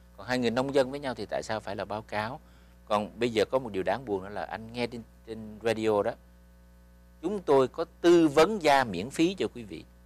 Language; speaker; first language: Vietnamese; native; Vietnamese